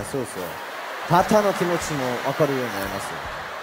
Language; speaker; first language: Japanese; non-native, fluent; Korean